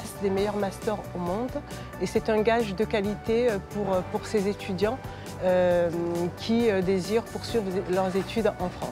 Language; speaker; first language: French; native; French